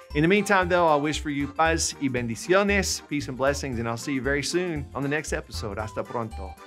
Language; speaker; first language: English; native; English